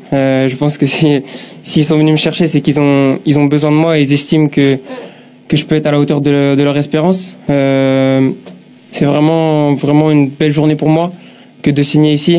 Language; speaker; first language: French; native; French